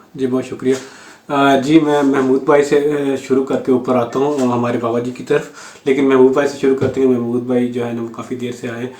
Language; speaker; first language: Urdu; non-native, local second language; Punjabi